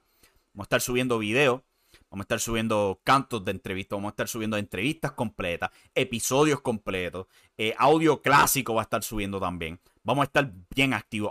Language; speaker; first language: Spanish; native; Spanish